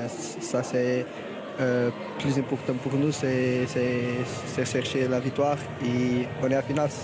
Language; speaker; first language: French; non-native, learner; Portuguese